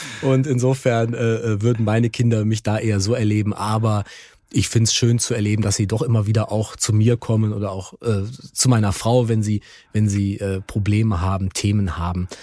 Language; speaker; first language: German; native; German